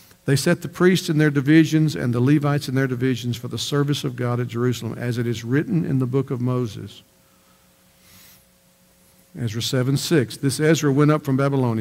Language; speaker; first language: English; native; English